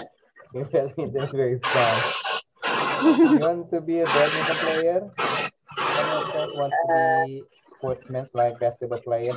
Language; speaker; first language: English; non-native, fluent; Indonesian